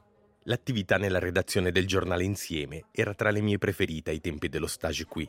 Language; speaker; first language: Italian; native; Italian